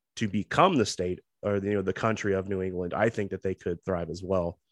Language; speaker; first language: English; native; English